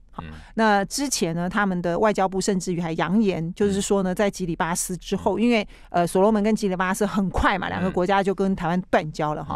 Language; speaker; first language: Chinese; native; Chinese